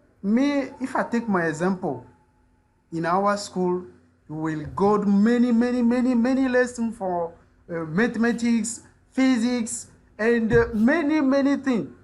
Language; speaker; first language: English; non-native, learner; French